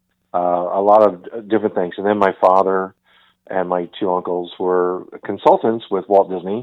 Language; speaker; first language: English; native; English